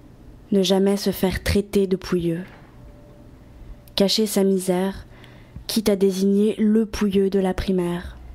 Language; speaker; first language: French; native; French